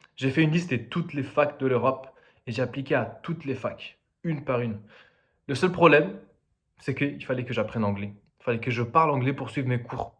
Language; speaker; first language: French; non-native, fluent; Spanish